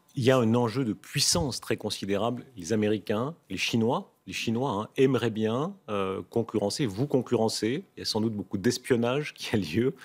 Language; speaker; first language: French; native; French